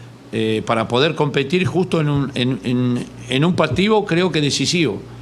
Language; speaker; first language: Spanish; native; Spanish